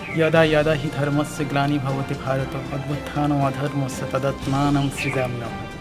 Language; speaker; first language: Hindi; non-native, learner; Bangla